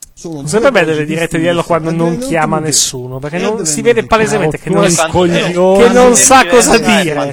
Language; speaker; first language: Italian; native; Italian